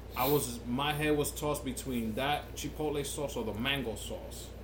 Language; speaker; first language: English; native; English